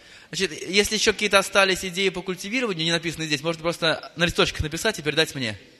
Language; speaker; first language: Russian; native; Russian